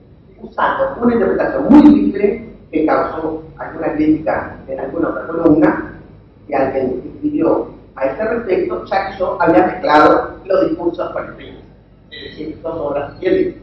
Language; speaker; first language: Spanish; native; Spanish